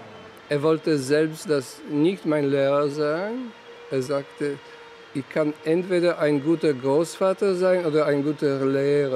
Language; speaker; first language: German; non-native, fluent; Polish